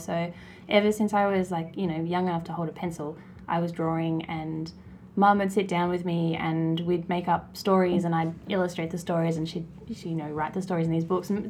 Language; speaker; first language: English; native; English